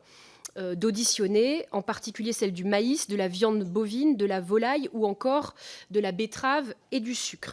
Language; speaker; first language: French; native; French